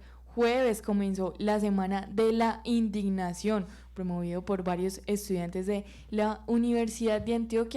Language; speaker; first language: Spanish; native; Spanish